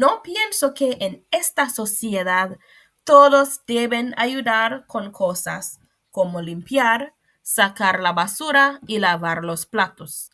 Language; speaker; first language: Spanish; non-native, fluent; English